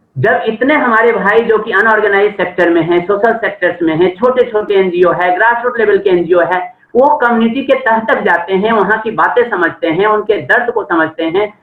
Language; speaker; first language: Hindi; native; Hindi